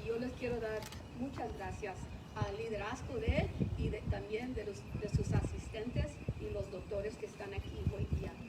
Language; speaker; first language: Spanish; early bilingual, heritage; Spanish